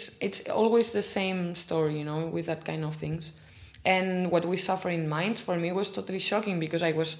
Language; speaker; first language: English; non-native, fluent; Spanish